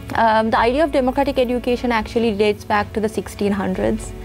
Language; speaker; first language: English; native; English